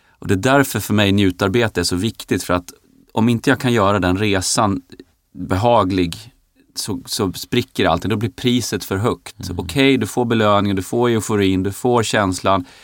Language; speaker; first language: Swedish; native; Swedish